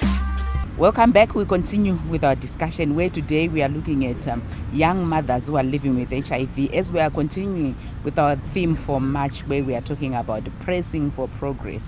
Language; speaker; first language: English; non-native, local second language; Shona